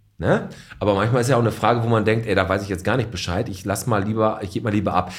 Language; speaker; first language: German; native; German